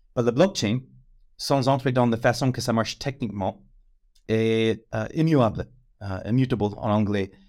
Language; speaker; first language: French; non-native, fluent; English